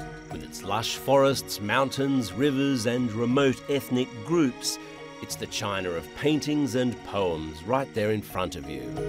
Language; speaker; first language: English; native; English